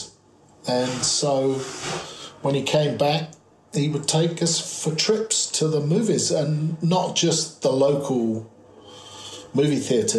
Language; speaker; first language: English; native; English